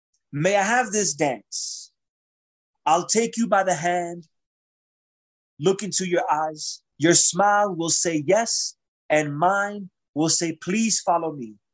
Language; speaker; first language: English; early bilingual, other home language; Spanish